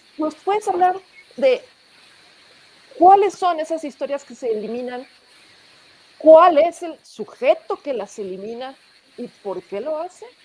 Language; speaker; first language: Spanish; native; Spanish